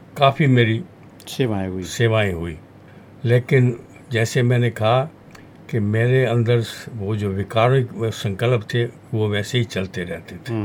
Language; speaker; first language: Hindi; non-native, local second language; Punjabi